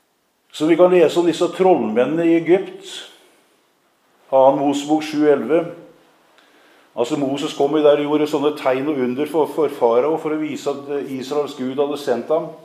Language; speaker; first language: Norwegian; native; Norwegian